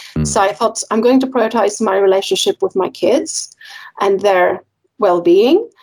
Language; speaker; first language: English; non-native, fluent; Polish